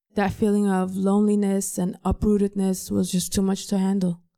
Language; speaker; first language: English; non-native, fluent; Danish